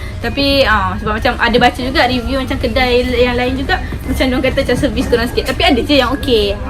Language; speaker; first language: Malay; native; Malay